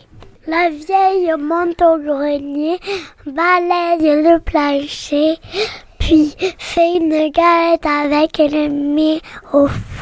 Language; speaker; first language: French; native; French